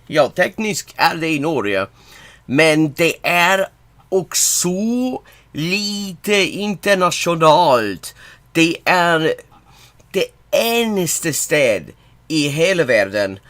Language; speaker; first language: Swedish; non-native, learner; English